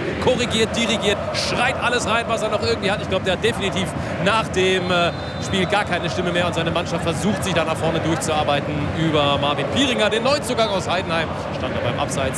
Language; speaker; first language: German; native; German